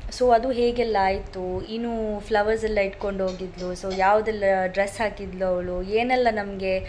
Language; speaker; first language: Kannada; non-native, local second language; Konkani